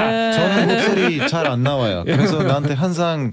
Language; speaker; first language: Korean; non-native, fluent; Bulgarian